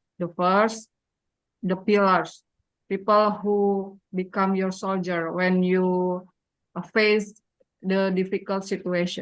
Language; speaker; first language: English; non-native, learner; Indonesian